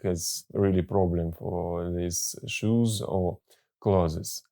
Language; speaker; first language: English; non-native, learner; Russian